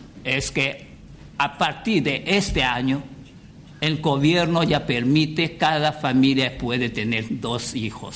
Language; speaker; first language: Spanish; non-native, fluent; Chinese